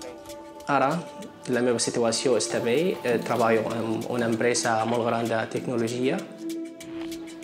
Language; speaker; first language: Catalan; non-native, learner; Arabic